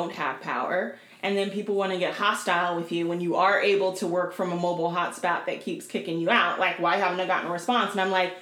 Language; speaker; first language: English; native; English